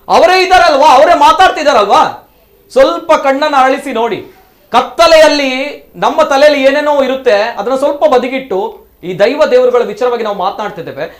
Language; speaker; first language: Kannada; non-native, local second language; Tulu